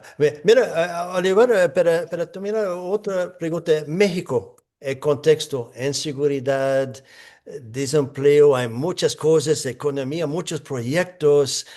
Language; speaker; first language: Spanish; non-native, fluent; English